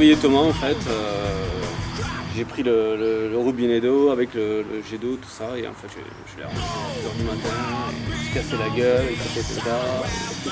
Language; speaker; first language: French; native; French